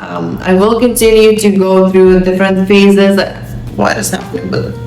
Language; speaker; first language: English; non-native, fluent; Lithuanian